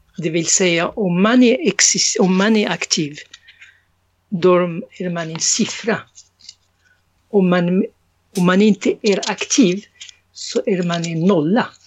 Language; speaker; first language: Swedish; non-native, fluent; Arabic